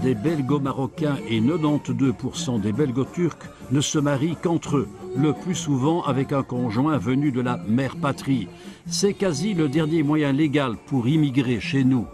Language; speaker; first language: French; native; French